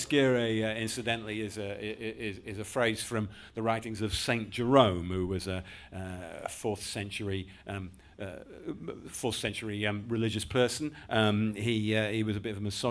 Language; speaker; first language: English; native; English